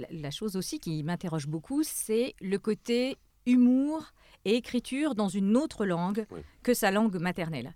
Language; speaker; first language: French; native; French